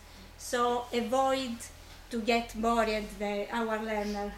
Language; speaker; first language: English; non-native, fluent; Italian